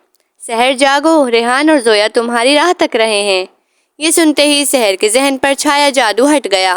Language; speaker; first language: Urdu; native; Urdu